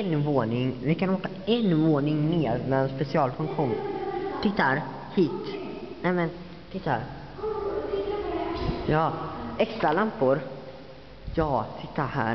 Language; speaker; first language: Swedish; native; Swedish